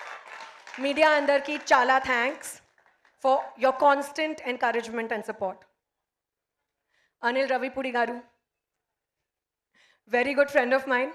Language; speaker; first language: Telugu; non-native, learner; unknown